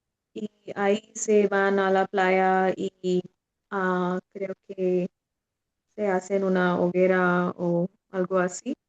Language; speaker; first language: Spanish; non-native, fluent; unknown